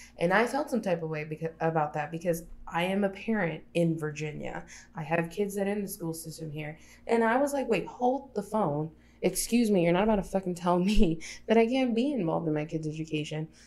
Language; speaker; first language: English; early bilingual, other home language; Spanish